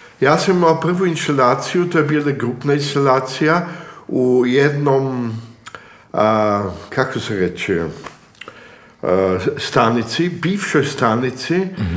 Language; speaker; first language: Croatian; early bilingual, heritage; Croatian